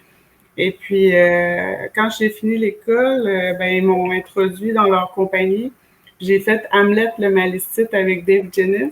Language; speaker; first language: French; native; French